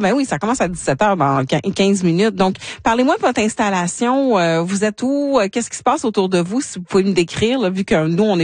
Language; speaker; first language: French; native; French